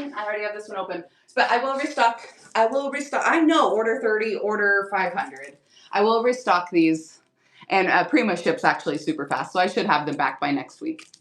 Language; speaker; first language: English; native; English